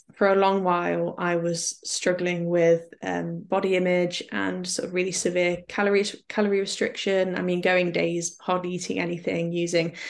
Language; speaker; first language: English; native; English